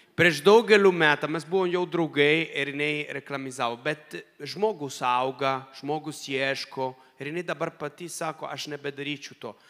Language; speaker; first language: Lithuanian; non-native, fluent; Italian